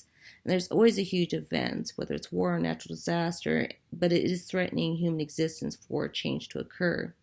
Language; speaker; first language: English; native; English